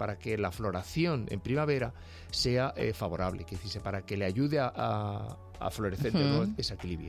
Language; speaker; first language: Spanish; native; Spanish